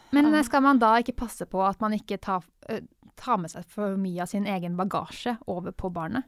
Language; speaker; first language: Norwegian; native; Norwegian